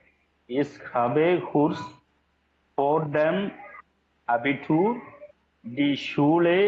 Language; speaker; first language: German; non-native, learner; Tamil